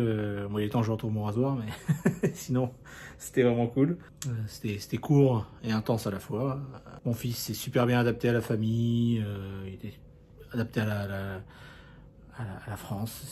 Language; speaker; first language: French; native; French